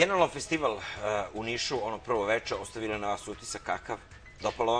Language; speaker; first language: Serbian; native; Serbian